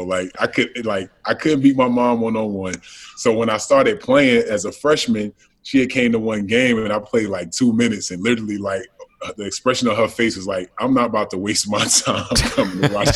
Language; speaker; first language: English; native; English